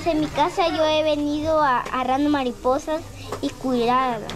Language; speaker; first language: Spanish; native; Spanish